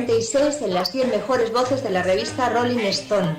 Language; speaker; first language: Spanish; native; Spanish